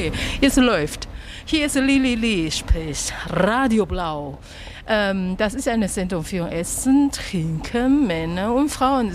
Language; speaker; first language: German; non-native, learner; Chinese